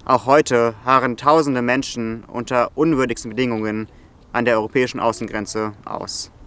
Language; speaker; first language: German; native; German